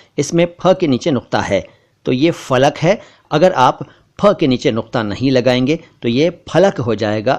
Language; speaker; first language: Hindi; native; Hindi